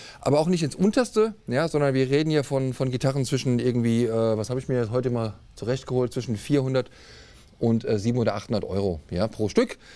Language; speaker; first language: German; native; German